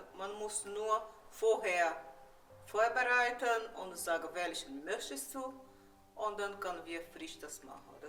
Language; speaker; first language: German; non-native, learner; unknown